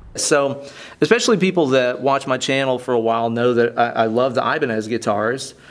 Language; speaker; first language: English; native; English